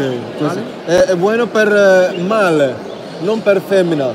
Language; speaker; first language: Spanish; non-native, learner; Arabic